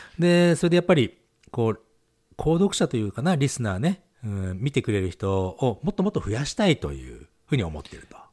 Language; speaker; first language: Japanese; native; Japanese